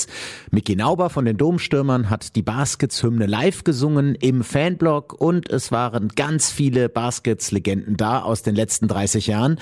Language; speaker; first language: German; native; German